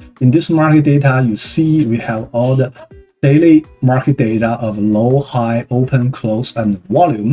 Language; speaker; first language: English; non-native, fluent; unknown